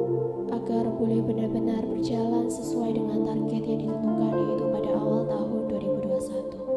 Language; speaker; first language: Indonesian; native; Indonesian